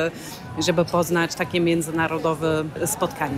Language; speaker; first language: Polish; non-native, fluent; German